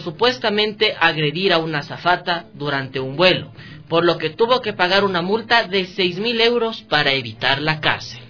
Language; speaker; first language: Spanish; native; Spanish